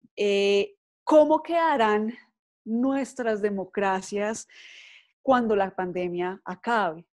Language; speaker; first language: Spanish; native; Spanish